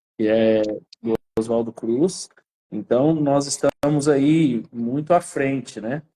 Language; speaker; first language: Portuguese; native; Portuguese